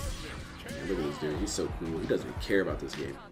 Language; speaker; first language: English; native; English